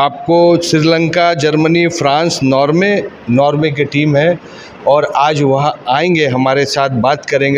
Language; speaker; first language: Hindi; native; Hindi